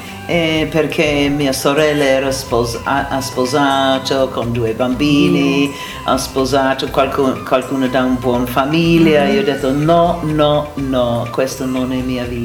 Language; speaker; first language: Italian; non-native, learner; English